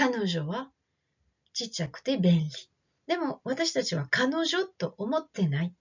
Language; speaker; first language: Japanese; non-native, fluent; French